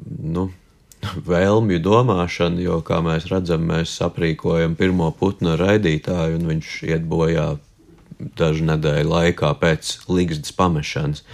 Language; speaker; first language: Latvian; native; Latvian